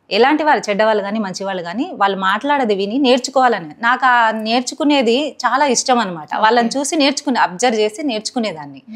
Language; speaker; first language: Telugu; non-native, local second language; Hindi